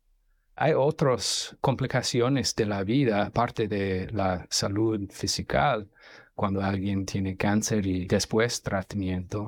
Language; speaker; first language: Spanish; non-native, fluent; English